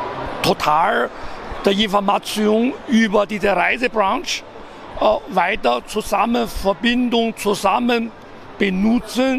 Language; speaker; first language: German; non-native, learner; Chinese